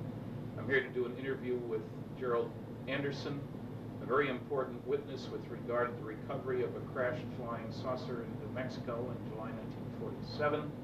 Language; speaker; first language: English; native; English